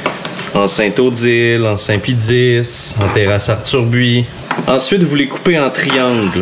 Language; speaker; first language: French; native; French